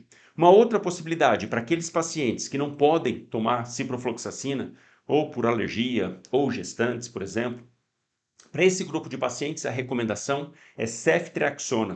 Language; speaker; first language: Portuguese; native; Portuguese